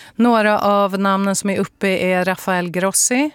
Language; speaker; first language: Swedish; native; Swedish